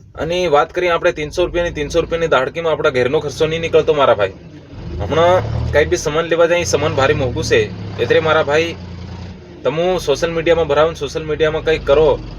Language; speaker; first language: Gujarati; non-native, local second language; Bhili